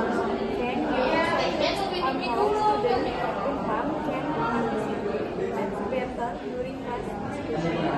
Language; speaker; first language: English; non-native, learner; Indonesian